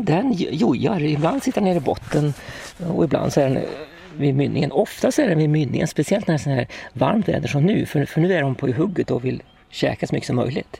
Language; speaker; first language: Swedish; native; Swedish